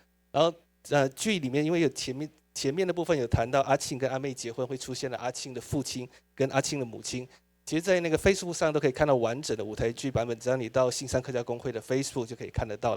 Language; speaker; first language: Chinese; native; Chinese